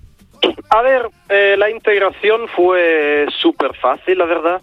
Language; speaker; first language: Spanish; non-native, fluent; Italian